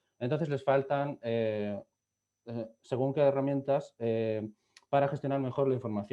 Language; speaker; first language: Spanish; native; Spanish